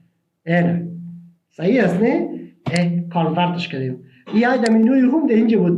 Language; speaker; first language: Persian; native; Persian